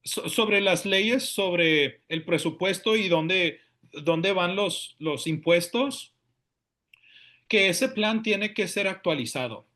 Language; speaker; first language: Spanish; early bilingual, heritage; Spanish